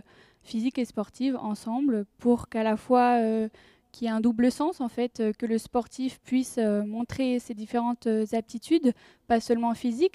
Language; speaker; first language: French; native; French